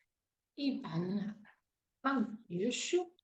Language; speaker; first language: Chinese; non-native, learner; Portuguese